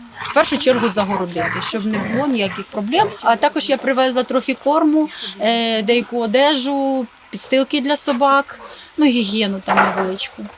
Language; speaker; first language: Ukrainian; native; Ukrainian